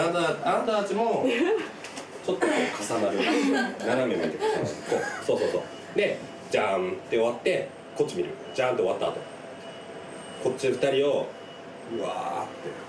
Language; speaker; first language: Japanese; native; Japanese